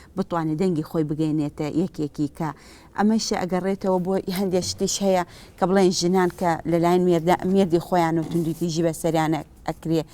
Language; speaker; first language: Central Kurdish; native; Central Kurdish